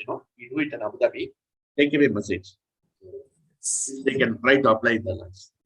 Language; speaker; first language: English; non-native, local second language; Hindi